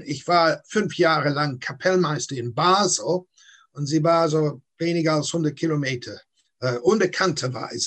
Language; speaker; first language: German; non-native, fluent; English